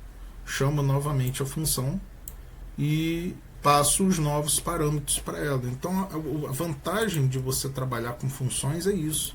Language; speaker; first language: Portuguese; native; Portuguese